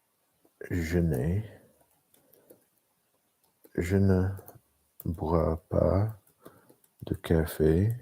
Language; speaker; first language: French; non-native, learner; English